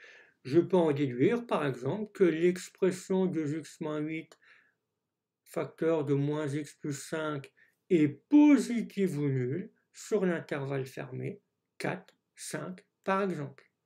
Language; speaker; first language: French; native; French